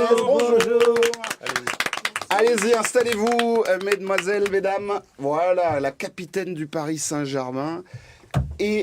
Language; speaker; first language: French; native; French